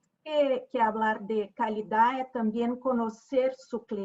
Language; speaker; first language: Spanish; non-native, fluent; Portuguese